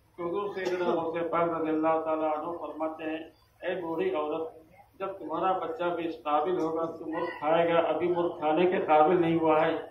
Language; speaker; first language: Urdu; native; Urdu